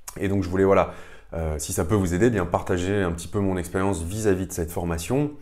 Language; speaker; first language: French; native; French